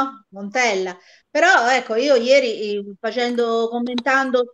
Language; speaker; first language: Italian; native; Italian